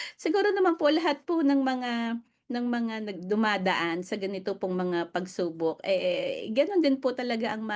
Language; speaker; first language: Filipino; native; Filipino